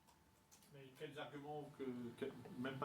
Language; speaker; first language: French; native; French